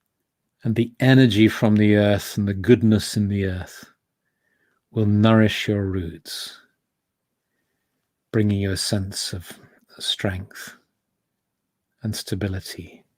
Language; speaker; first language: English; native; English